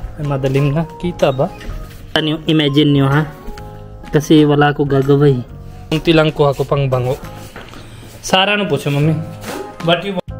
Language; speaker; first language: Filipino; non-native, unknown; Punjabi